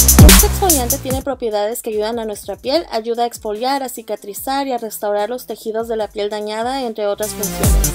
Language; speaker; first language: Spanish; native; Spanish